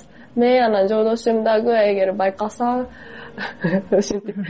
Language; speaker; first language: Kyrgyz; non-native, fluent; Japanese